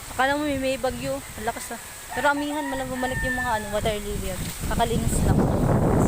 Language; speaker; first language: Filipino; native; Filipino